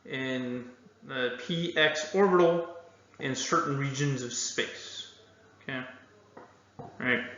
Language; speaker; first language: English; native; English